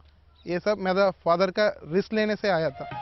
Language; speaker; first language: Hindi; non-native, local second language; Tamil